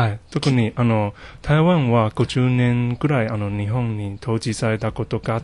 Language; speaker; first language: Japanese; non-native, fluent; Chinese